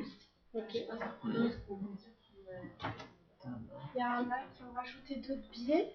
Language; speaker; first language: French; native; French